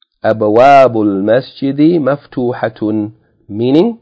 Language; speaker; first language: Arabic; non-native, fluent; English